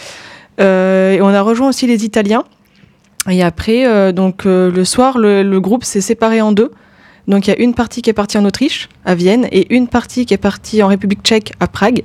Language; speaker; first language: French; native; French